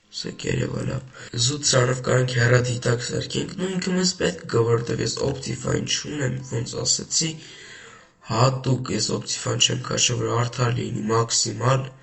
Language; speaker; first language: Armenian; native; Armenian